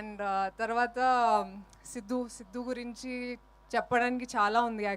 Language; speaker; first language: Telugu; non-native, fluent; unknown